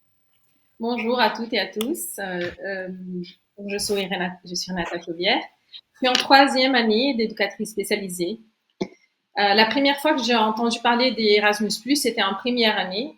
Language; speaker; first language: French; non-native, fluent; Portuguese